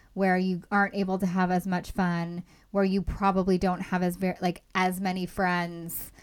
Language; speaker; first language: English; native; English